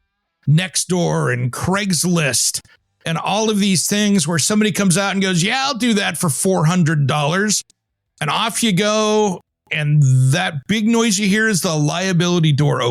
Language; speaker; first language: English; native; English